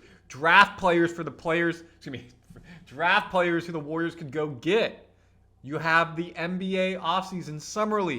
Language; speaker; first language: English; native; English